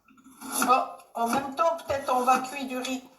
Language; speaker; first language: French; non-native, learner; Japanese